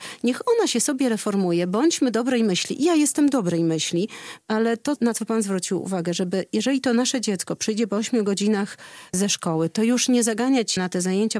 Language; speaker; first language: Polish; native; Polish